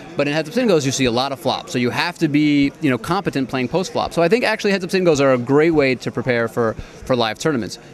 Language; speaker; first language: English; native; English